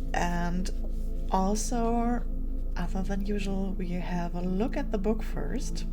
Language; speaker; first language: English; non-native, fluent; German